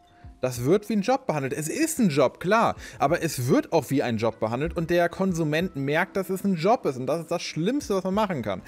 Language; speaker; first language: German; native; German